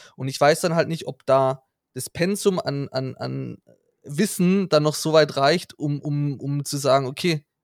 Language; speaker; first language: German; native; German